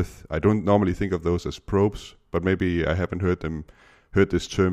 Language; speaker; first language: English; non-native, fluent; Danish